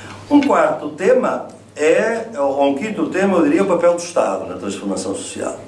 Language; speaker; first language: Portuguese; native; Portuguese